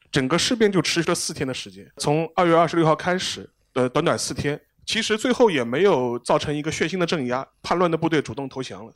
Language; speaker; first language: Chinese; native; Chinese